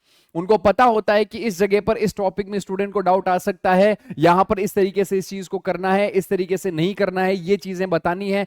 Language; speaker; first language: Hindi; native; Hindi